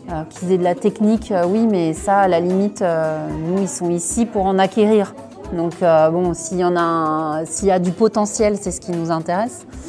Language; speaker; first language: French; native; French